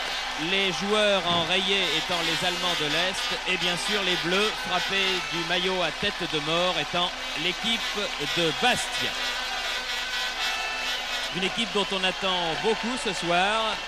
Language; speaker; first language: French; native; French